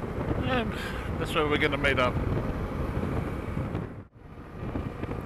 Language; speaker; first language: English; native; English